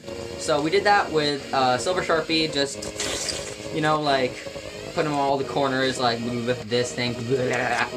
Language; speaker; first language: English; native; English